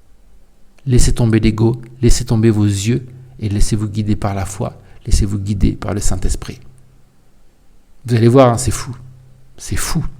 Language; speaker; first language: French; native; French